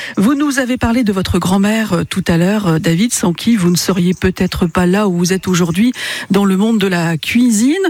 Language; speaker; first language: French; native; French